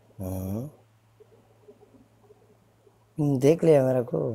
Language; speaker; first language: Hindi; non-native, learner; Bangla